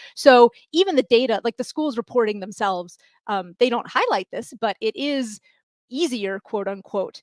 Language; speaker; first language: English; native; English